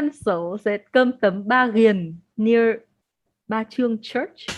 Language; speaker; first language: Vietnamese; native; Vietnamese